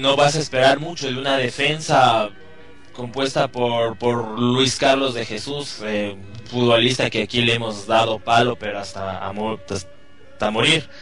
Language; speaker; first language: Spanish; native; Spanish